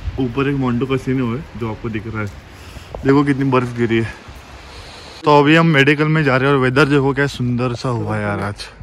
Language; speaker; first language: Hindi; non-native, local second language; Marathi